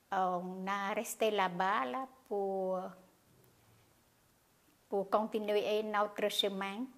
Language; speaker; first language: French; non-native, learner; Khmer